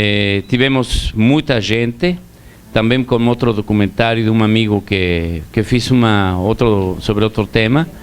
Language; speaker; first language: Portuguese; non-native, learner; Spanish